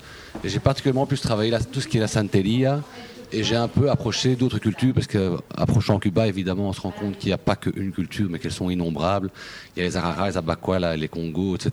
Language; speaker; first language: French; native; French